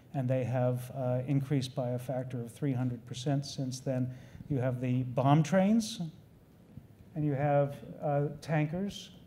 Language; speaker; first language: English; native; English